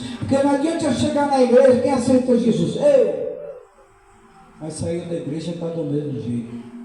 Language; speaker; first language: Portuguese; native; Portuguese